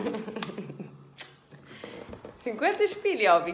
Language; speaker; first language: German; native; German